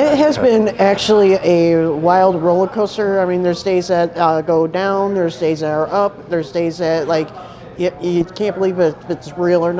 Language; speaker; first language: English; native; English